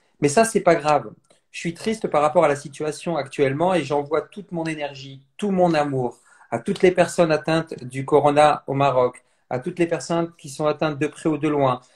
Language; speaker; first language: French; native; French